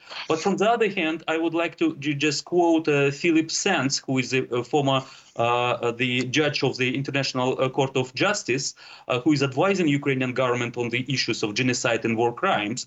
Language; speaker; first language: English; non-native, fluent; Russian